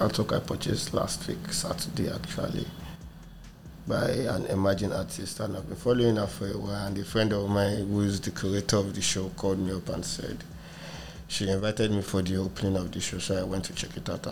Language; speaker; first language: English; non-native, local second language; Yoruba